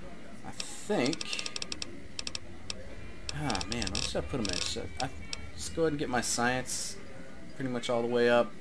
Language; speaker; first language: English; native; English